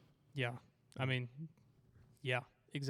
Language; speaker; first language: English; native; English